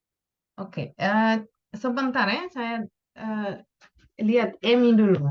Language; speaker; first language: Indonesian; non-native, fluent; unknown